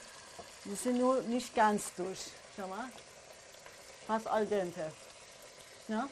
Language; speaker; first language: German; non-native, learner; Persian